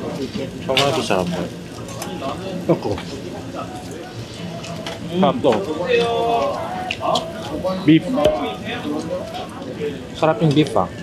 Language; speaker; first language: Filipino; non-native, learner; Korean